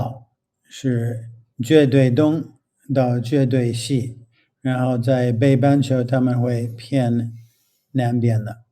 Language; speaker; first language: Chinese; non-native, fluent; English